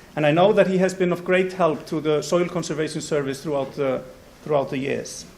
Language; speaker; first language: English; non-native, fluent; Icelandic